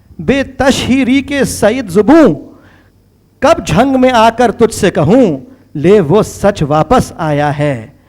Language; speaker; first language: Urdu; native; Urdu